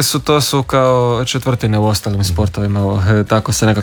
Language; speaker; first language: Serbian; native; Serbian